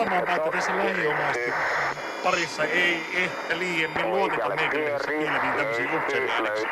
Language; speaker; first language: Finnish; native; Finnish